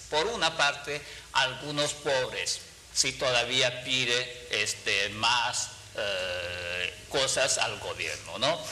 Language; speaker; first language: Spanish; non-native, fluent; Chinese